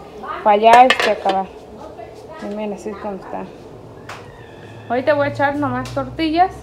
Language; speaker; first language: Spanish; native; Spanish